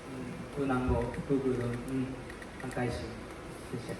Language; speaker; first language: Chinese; non-native, learner; Japanese